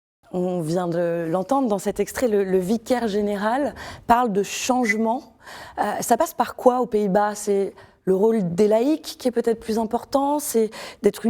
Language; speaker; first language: French; native; French